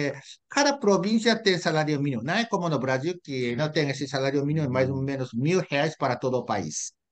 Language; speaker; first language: Portuguese; non-native, fluent; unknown